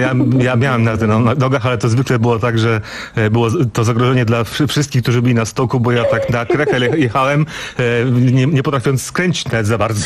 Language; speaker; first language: Polish; native; Polish